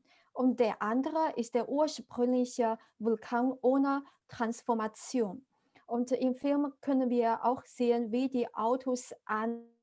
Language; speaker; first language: German; non-native, fluent; Chinese